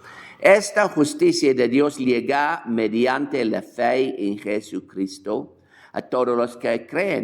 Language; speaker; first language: Spanish; non-native, fluent; English